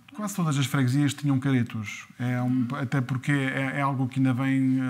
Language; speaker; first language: Portuguese; early bilingual, other home language; French